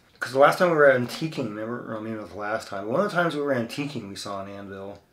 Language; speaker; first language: English; native; English